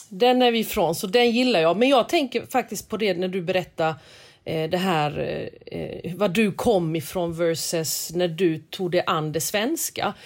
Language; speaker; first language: Swedish; early bilingual, other home language; Korean